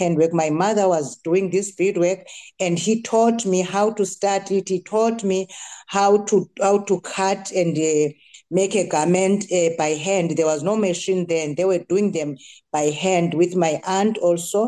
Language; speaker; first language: English; non-native, local second language; Xhosa